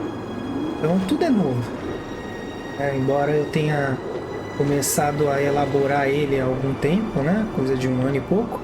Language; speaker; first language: Portuguese; native; Portuguese